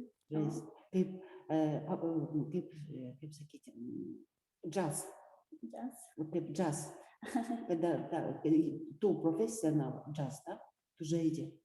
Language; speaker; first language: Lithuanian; non-native, local second language; Russian